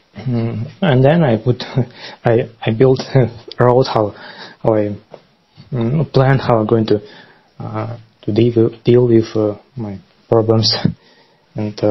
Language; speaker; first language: English; non-native, learner; Russian